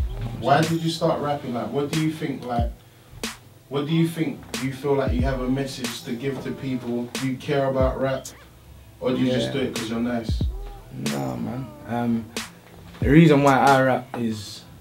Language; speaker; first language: English; native; English